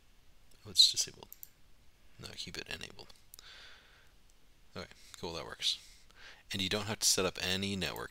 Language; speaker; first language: English; native; English